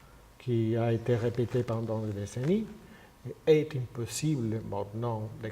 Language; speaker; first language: French; non-native, fluent; Spanish